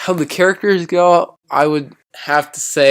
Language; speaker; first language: English; native; English